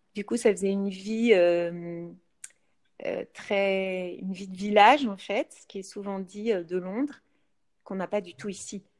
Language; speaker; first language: French; native; French